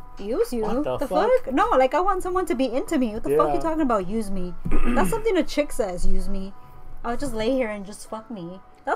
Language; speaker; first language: English; native; English